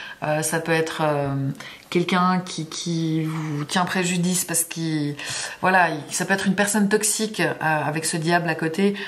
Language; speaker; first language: French; native; French